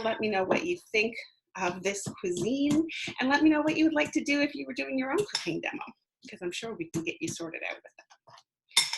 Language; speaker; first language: English; native; English